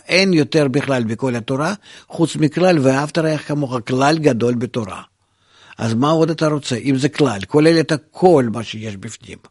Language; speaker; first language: Hebrew; non-native, fluent; Russian